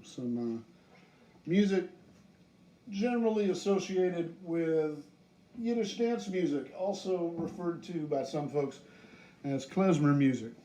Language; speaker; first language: English; native; English